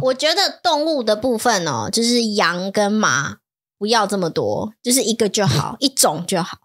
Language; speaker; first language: Chinese; native; Chinese